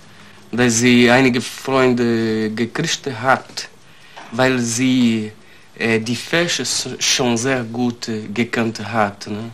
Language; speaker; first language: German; non-native, learner; Portuguese